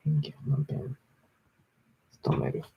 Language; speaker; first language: Japanese; non-native, learner; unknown